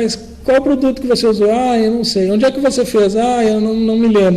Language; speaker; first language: Portuguese; native; Portuguese